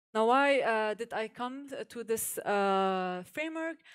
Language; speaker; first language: English; non-native, fluent; Arabic